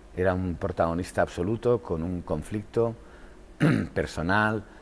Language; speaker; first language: Spanish; native; Spanish